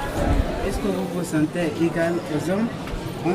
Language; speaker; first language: French; non-native, learner; Arabic